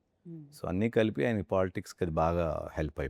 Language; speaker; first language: Telugu; native; Telugu